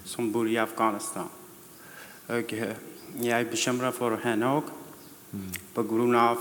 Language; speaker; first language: Norwegian; non-native, learner; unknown